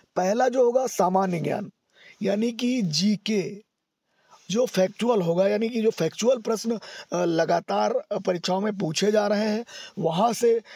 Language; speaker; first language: Hindi; native; Hindi